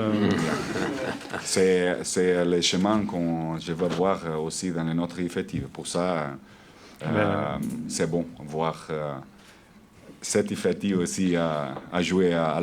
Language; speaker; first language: French; non-native, learner; Portuguese